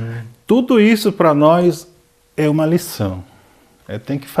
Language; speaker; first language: Portuguese; non-native, fluent; Korean